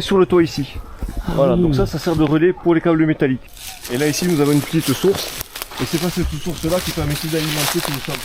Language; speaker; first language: French; native; French